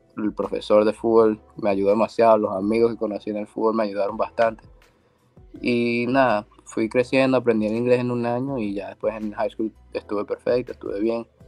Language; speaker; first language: Spanish; native; Spanish